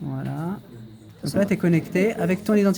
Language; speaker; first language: French; native; French